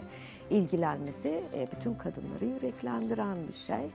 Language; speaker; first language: Turkish; native; Turkish